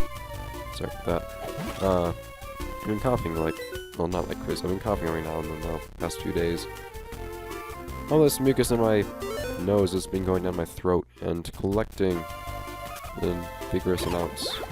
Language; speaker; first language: English; native; English